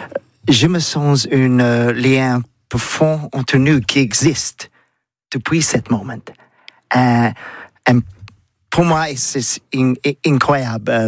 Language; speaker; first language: French; non-native, learner; English